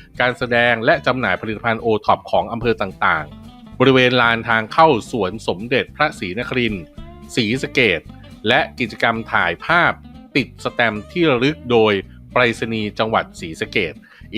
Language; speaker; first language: Thai; native; Thai